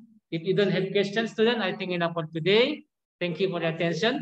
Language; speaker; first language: English; non-native, learner; Indonesian